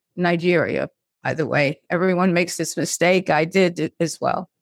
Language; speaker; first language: English; native; English